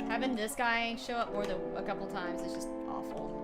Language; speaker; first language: English; native; English